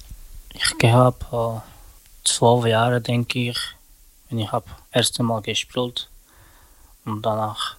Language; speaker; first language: German; non-native, learner; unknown